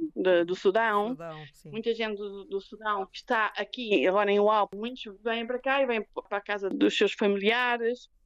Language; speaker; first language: Portuguese; native; Portuguese